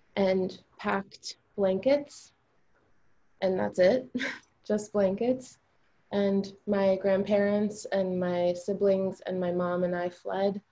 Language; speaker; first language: English; early bilingual, other home language; Albanian